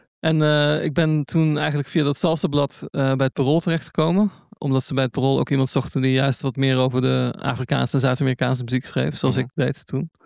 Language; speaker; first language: Dutch; native; Dutch